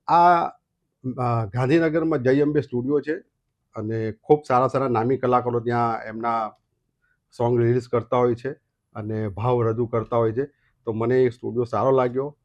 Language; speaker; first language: Gujarati; native; Gujarati